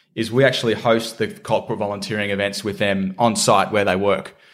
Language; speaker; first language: English; native; English